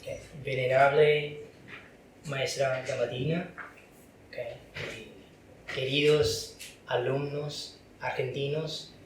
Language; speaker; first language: Spanish; non-native, fluent; Chinese